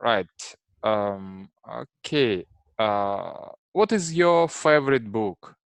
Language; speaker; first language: English; non-native, fluent; Russian